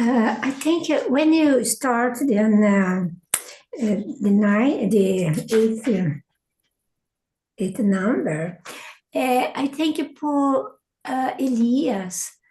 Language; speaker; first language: English; non-native, learner; Portuguese